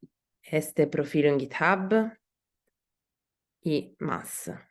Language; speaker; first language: Spanish; non-native, learner; Italian